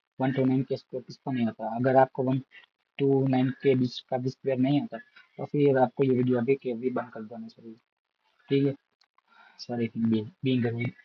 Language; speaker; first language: Hindi; non-native, local second language; Gujarati